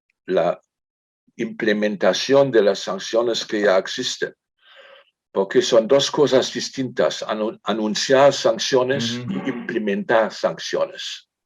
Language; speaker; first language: Spanish; non-native, fluent; German